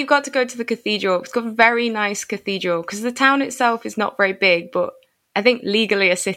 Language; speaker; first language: English; native; English